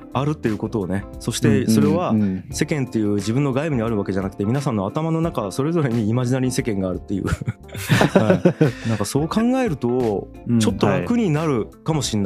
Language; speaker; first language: Japanese; native; Japanese